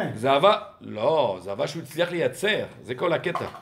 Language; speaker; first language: Hebrew; non-native, fluent; French